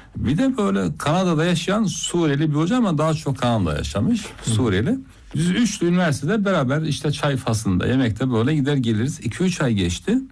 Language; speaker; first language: Turkish; native; Turkish